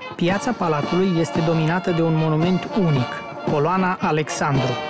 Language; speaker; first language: Romanian; native; Romanian